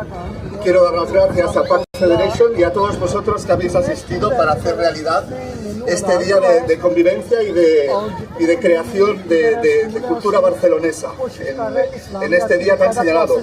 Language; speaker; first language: Spanish; native; Spanish